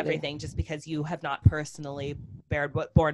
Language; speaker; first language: English; native; English